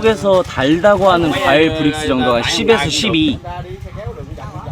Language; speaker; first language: Korean; native; Korean